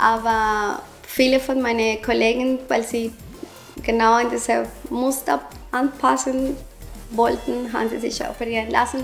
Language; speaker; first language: German; non-native, fluent; Spanish